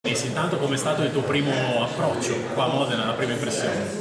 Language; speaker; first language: Italian; native; Italian